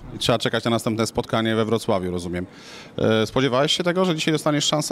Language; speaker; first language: Polish; native; Polish